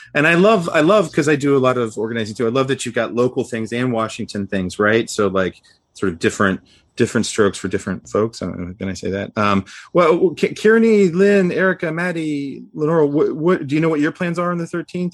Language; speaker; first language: English; early bilingual, other home language; Spanish